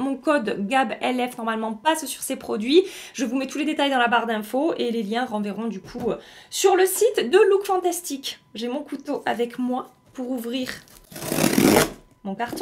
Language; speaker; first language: French; native; French